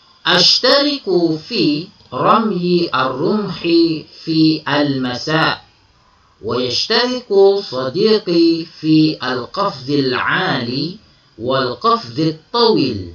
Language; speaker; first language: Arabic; non-native, fluent; Malay